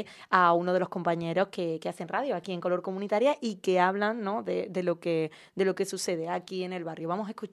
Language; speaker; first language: Spanish; native; Spanish